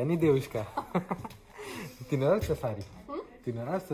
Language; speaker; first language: Russian; non-native, learner; Hindi